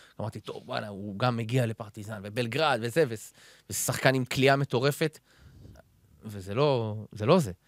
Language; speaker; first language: Hebrew; native; Hebrew